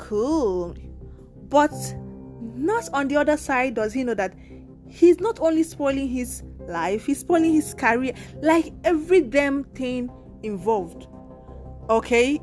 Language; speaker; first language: English; non-native, local second language; Nigerian Pidgin